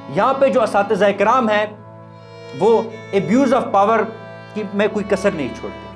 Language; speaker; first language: Urdu; non-native, local second language; Pashto